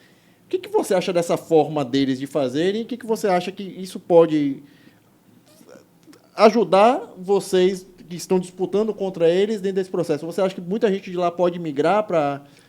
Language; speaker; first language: Portuguese; native; Portuguese